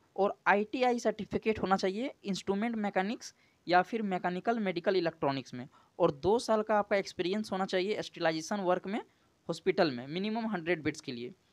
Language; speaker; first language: Hindi; native; Hindi